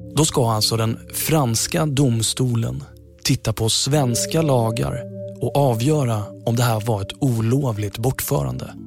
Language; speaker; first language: Swedish; native; Swedish